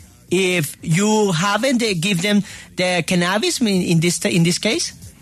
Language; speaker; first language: English; non-native, fluent; Spanish